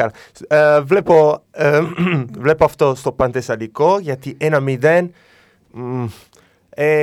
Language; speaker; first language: Greek; non-native, learner; Italian